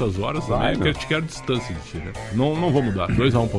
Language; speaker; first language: Portuguese; native; Portuguese